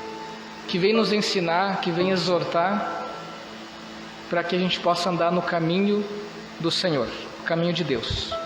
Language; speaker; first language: Portuguese; native; Portuguese